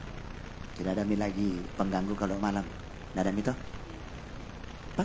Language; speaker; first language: Indonesian; native; Indonesian